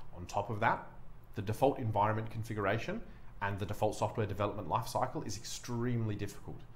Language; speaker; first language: English; native; English